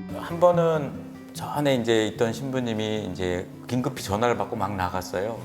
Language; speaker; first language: Korean; native; Korean